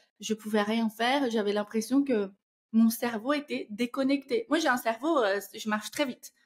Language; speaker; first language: French; non-native, fluent; Portuguese